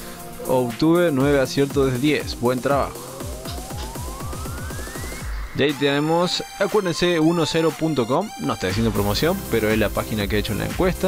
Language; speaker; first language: Spanish; native; Spanish